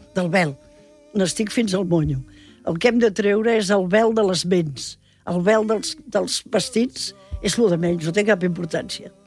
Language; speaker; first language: Catalan; native; Catalan